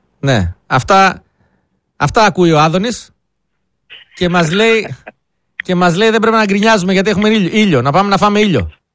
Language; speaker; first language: Greek; native; Greek